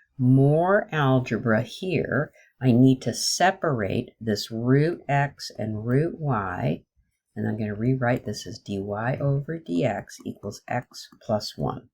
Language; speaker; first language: English; native; English